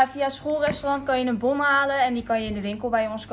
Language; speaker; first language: Dutch; native; Dutch